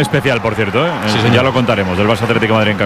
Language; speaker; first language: Spanish; native; Spanish